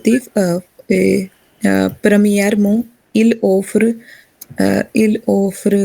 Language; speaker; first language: French; non-native, learner; Hindi